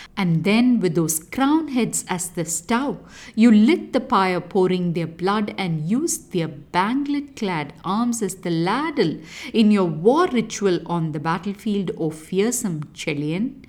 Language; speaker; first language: English; non-native, local second language; Tamil